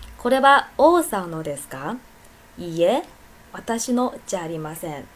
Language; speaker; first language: Japanese; non-native, fluent; Chinese